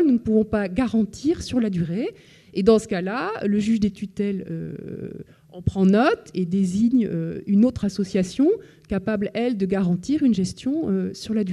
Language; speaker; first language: French; native; French